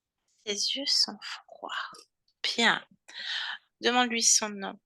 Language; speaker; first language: French; native; French